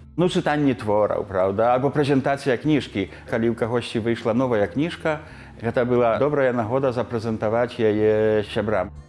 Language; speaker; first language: Belarusian; native; Belarusian